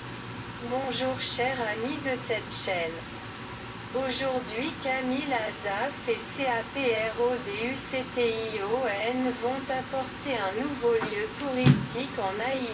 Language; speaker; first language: French; non-native, local second language; Haitian Creole